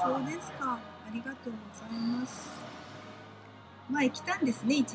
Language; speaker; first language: Japanese; native; Japanese